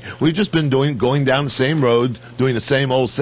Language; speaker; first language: English; native; English